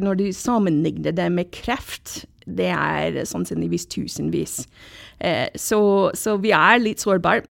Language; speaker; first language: Norwegian; non-native, fluent; English